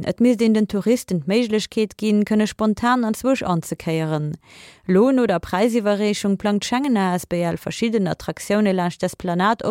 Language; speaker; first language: Luxembourgish; native; Luxembourgish